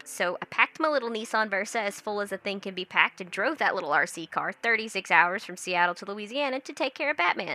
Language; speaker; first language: English; native; English